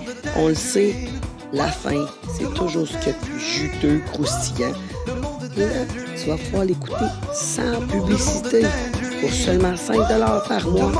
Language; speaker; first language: French; native; French